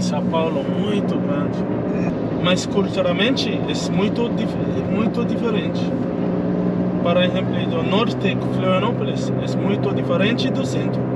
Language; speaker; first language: Portuguese; non-native, learner; English